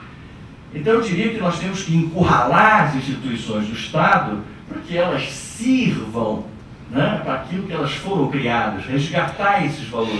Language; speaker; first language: Portuguese; native; Portuguese